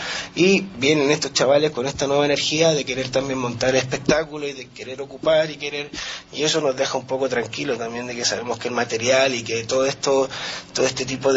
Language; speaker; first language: Spanish; native; Spanish